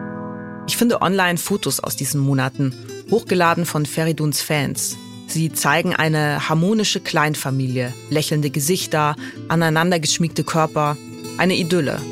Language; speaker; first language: German; native; German